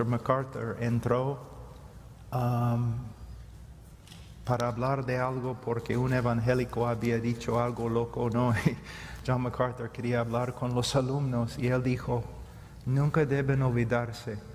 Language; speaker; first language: Spanish; non-native, fluent; English